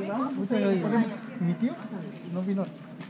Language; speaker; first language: Spanish; native; Spanish